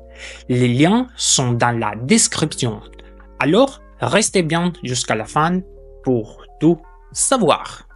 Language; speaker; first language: French; non-native, fluent; German